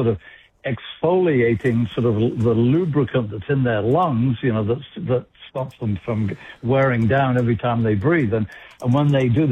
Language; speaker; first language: English; native; English